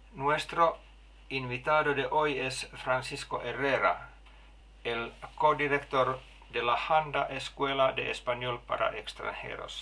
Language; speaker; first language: Spanish; non-native, learner; Finnish